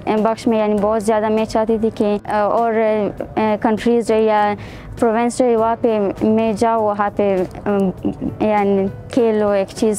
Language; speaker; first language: Hindi; non-native, learner; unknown